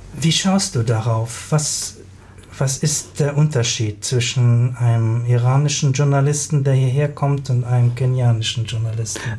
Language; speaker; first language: German; native; German